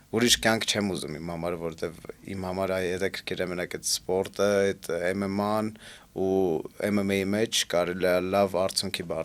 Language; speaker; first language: Armenian; early bilingual, heritage; Armenian